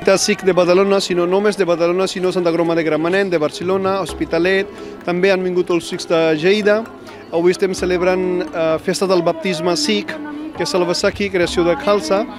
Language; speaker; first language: Catalan; non-native, fluent; Punjabi